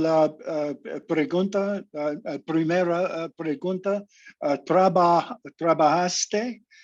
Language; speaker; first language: Spanish; non-native, learner; English